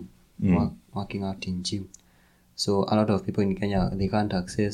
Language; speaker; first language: English; non-native, local second language; Kikuyu